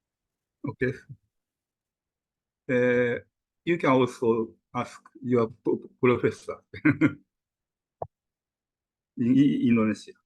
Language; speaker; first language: English; non-native, fluent; Japanese